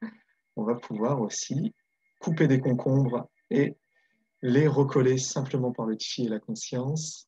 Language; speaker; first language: French; native; French